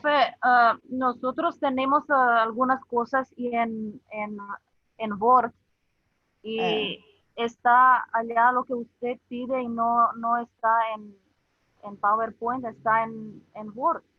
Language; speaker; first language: Spanish; non-native, fluent; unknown